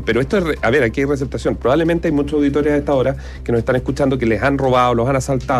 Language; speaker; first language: Spanish; native; Spanish